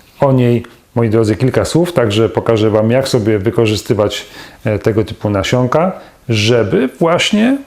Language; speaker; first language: Polish; native; Polish